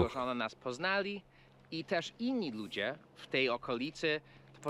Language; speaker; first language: Polish; non-native, fluent; English